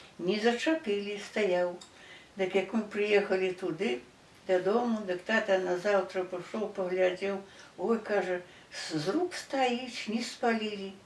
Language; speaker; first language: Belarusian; native; Belarusian